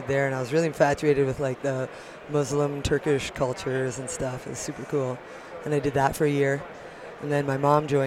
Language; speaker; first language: English; native; English